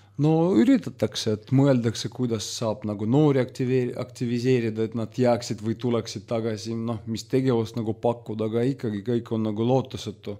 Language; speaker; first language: Estonian; non-native, local second language; Russian